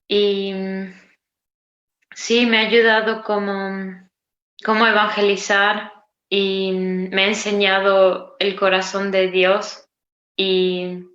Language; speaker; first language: Spanish; non-native, learner; Romanian